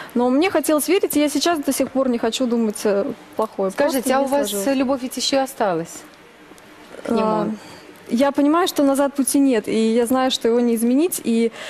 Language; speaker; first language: Russian; native; Russian